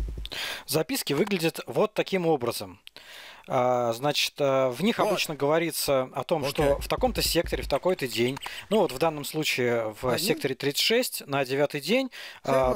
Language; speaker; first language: Russian; native; Russian